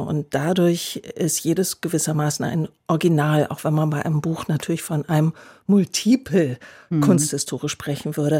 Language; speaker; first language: German; native; German